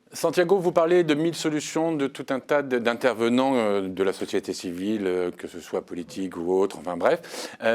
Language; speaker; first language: French; native; French